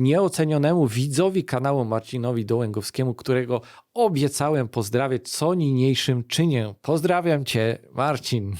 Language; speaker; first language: Polish; native; Polish